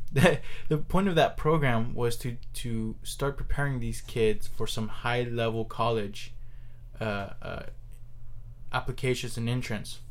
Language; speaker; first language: English; native; English